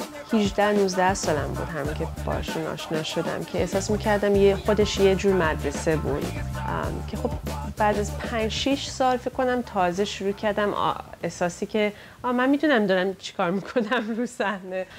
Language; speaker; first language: Persian; early bilingual, heritage; Persian